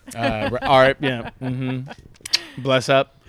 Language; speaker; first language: English; native; English